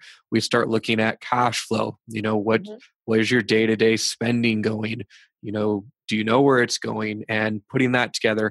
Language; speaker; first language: English; native; English